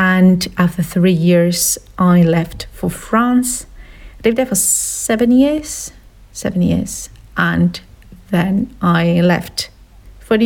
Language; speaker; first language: English; non-native, fluent; Slovak